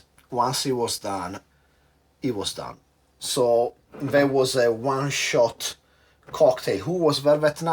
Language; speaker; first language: English; non-native, fluent; Italian